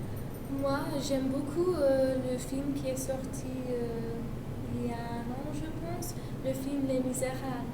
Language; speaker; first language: French; non-native, learner; English